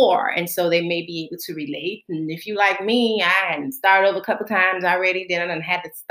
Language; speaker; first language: English; native; English